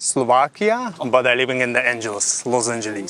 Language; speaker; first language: English; non-native, fluent; Slovak